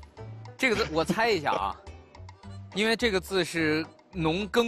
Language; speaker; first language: Chinese; native; Chinese